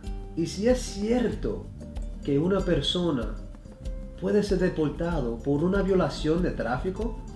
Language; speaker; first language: Spanish; early bilingual, heritage; Spanish